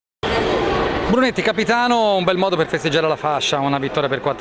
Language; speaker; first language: Italian; native; Italian